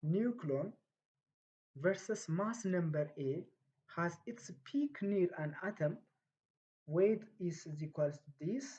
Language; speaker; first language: English; non-native, local second language; Amharic